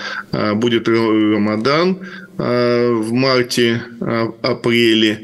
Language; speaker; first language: Russian; native; Russian